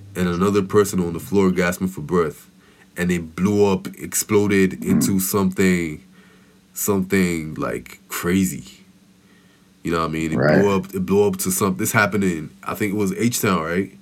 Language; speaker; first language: English; non-native, local second language; Yoruba